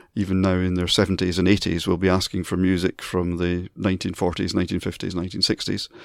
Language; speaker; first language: English; native; English